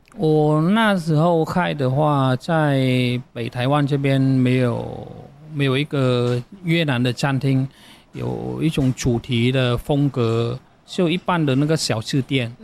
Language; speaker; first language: Chinese; non-native, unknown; Vietnamese